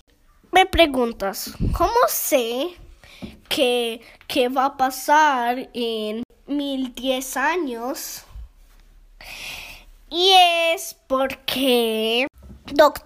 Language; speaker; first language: Spanish; early bilingual, heritage; Spanish